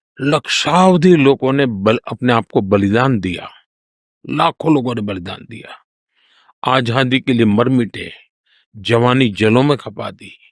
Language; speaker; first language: Hindi; non-native, local second language; Gujarati